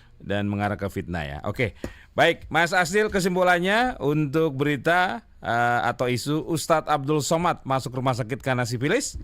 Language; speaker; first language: Indonesian; native; Indonesian